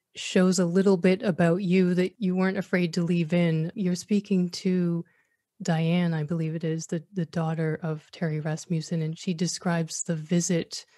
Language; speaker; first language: English; native; English